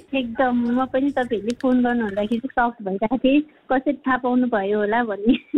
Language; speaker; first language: Nepali; non-native, local second language; Sherpa